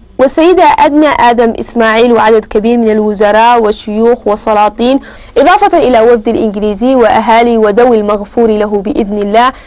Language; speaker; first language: Arabic; non-native, local second language; Somali